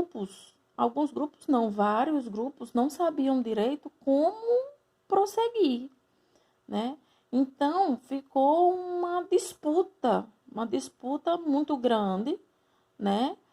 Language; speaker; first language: Portuguese; native; Portuguese